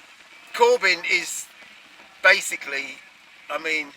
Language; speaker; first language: English; native; English